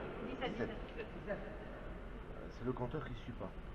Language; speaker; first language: French; native; French